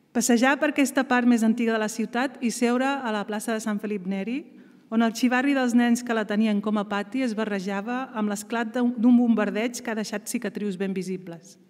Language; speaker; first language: Catalan; early bilingual, other home language; Riffian